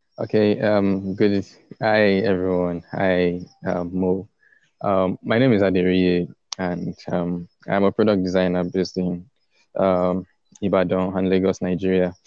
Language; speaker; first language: English; non-native, local second language; Yoruba